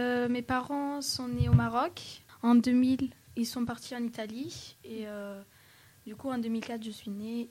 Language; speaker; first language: French; early bilingual, other home language; Arabic